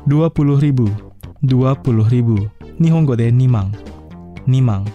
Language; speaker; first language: Japanese; non-native, fluent; Indonesian